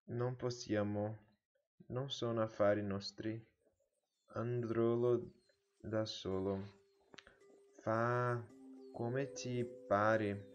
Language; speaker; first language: Italian; non-native, learner; Portuguese